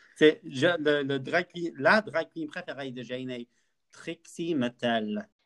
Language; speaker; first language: French; non-native, learner; English